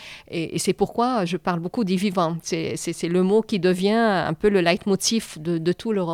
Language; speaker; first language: French; non-native, fluent; Arabic